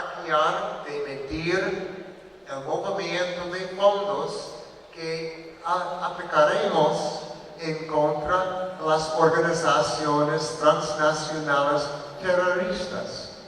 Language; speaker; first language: Spanish; non-native, learner; English